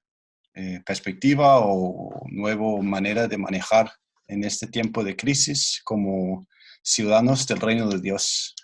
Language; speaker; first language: Spanish; non-native, fluent; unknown